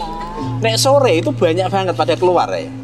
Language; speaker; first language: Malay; non-native, local second language; Javanese